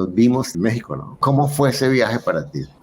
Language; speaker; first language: Spanish; native; Spanish